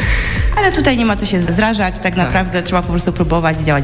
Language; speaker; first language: Polish; native; Polish